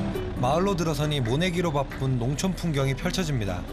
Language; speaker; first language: Korean; native; Korean